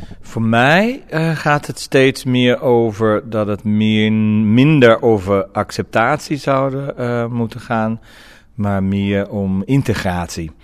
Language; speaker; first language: Dutch; non-native, fluent; Portuguese